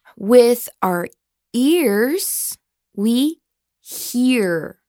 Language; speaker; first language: English; non-native, fluent; Portuguese